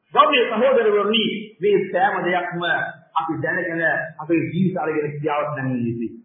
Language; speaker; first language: Sinhala; non-native, local second language; Tamil